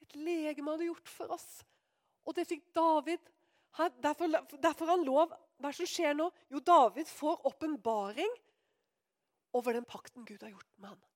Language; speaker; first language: Norwegian; native; Norwegian